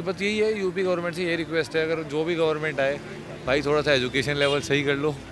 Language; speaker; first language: Hindi; native; Hindi